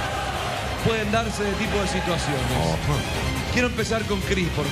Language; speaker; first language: Spanish; native; Spanish